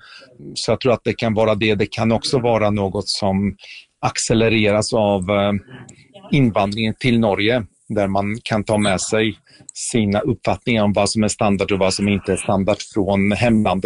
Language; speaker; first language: Swedish; non-native, fluent; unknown